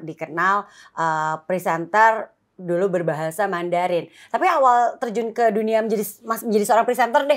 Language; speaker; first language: Indonesian; native; Indonesian